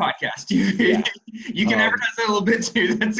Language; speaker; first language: English; native; English